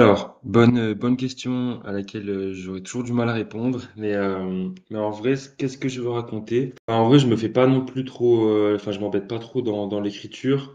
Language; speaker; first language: French; native; French